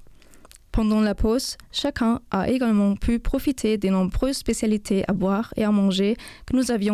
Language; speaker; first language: French; non-native, fluent; German